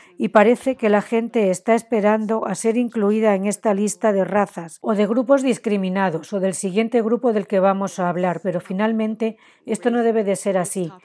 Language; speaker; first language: Spanish; non-native, fluent; Chinese